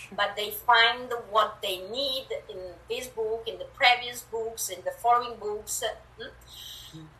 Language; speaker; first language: English; non-native, fluent; Italian